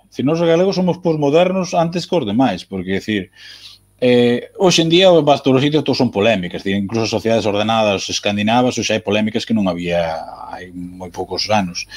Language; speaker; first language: Galician; native; Galician